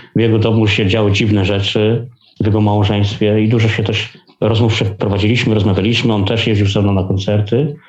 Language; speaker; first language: Polish; native; Polish